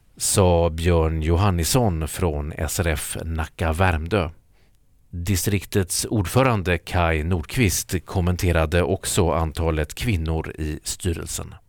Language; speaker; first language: Swedish; native; Swedish